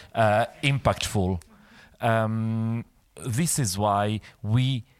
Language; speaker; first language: English; non-native, fluent; Italian